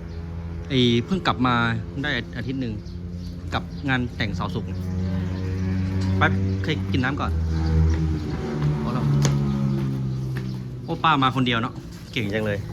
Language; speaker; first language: Thai; native; Thai